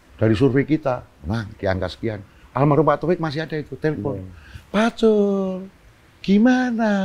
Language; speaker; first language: Indonesian; non-native, local second language; Javanese